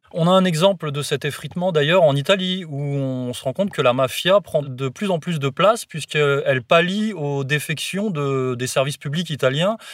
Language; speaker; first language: French; native; French